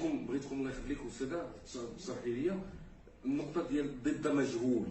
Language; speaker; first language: Arabic; native; Arabic